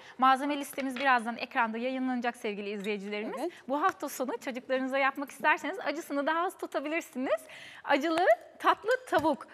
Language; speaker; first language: Turkish; early bilingual, heritage; Turkish